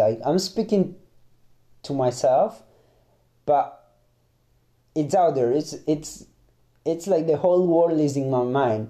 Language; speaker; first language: English; non-native, fluent; Spanish